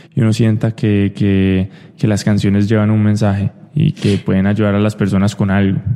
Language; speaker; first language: Spanish; early bilingual, heritage; Spanish